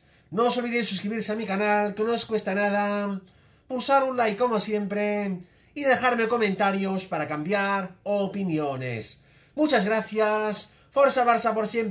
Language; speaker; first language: Spanish; native; Spanish